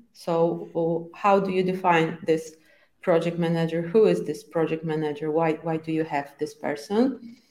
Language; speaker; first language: English; non-native, fluent; Polish